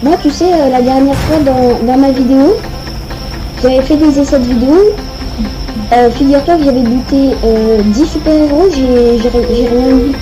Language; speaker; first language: French; native; French